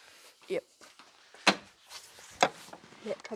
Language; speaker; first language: English; native; English